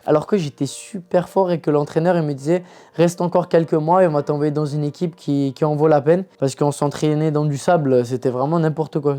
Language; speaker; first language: French; early bilingual, other home language; Turkish